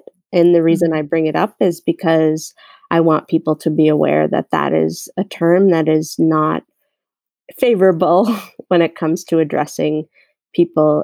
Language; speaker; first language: English; native; English